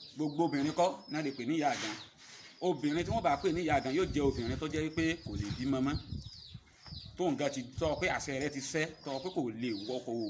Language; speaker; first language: Yoruba; native; Yoruba